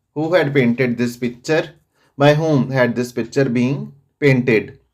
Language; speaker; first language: English; non-native, local second language; Punjabi